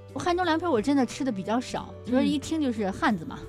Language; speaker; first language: Chinese; native; Chinese